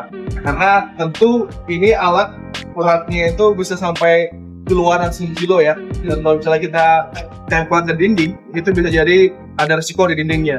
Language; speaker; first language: Indonesian; native; Indonesian